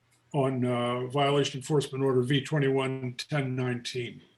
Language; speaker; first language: English; native; English